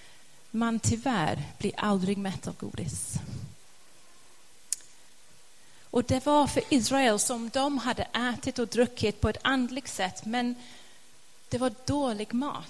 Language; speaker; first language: Swedish; non-native, fluent; English